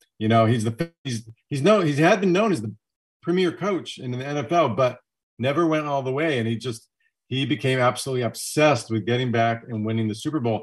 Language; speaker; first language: English; native; English